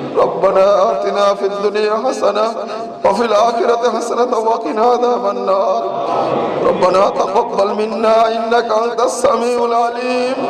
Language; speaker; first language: Arabic; non-native, fluent; Bangla